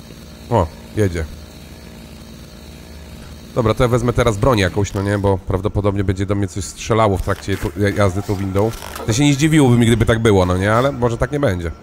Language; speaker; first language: Polish; native; Polish